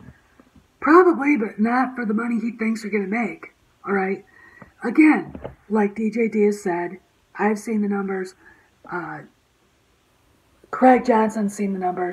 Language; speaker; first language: English; native; English